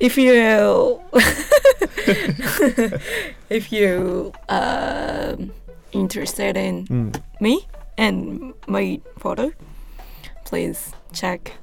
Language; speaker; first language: English; non-native, learner; Japanese